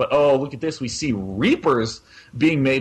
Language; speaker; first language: English; native; English